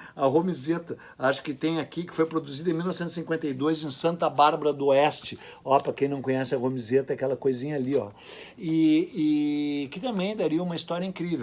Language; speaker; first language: Portuguese; native; Portuguese